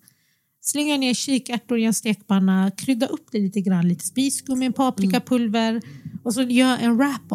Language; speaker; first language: Swedish; early bilingual, other home language; Arabic